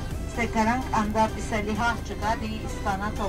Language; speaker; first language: Indonesian; non-native, learner; Turkish